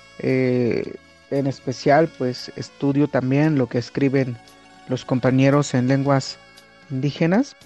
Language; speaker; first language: Spanish; non-native, local second language; Tzotzil